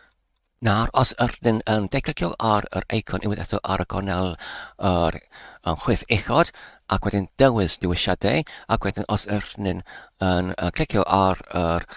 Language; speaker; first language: Welsh; non-native, learner; English